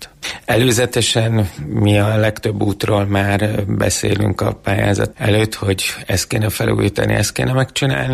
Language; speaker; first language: Hungarian; native; Hungarian